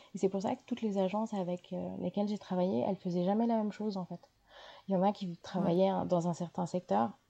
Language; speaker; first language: French; native; French